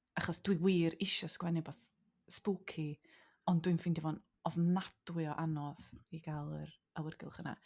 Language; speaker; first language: Welsh; native; Welsh